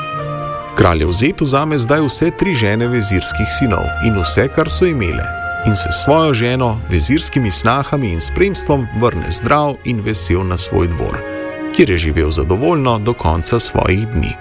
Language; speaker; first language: Slovenian; native; Slovenian